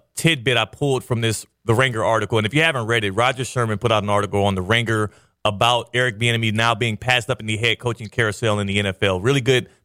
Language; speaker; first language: English; native; English